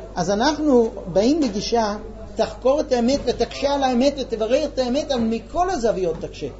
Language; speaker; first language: Hebrew; non-native, fluent; English